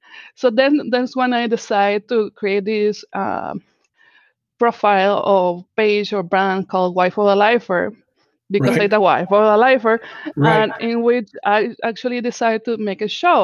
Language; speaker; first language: English; non-native, fluent; Spanish